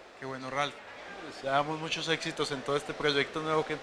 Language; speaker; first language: Spanish; native; Spanish